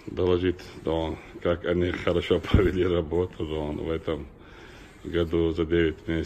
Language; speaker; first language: Russian; non-native, local second language; Chechen